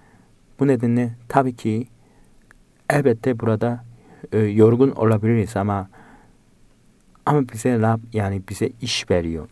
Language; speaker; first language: Turkish; non-native, fluent; Korean